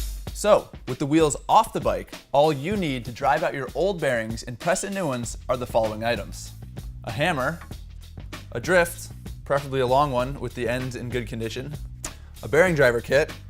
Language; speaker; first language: English; native; English